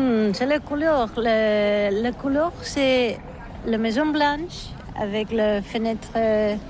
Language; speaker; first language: French; non-native, learner; Catalan